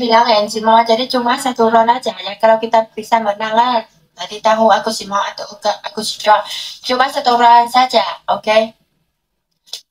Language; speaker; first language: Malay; non-native, learner; Vietnamese